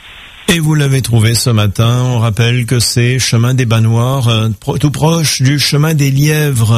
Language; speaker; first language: French; native; French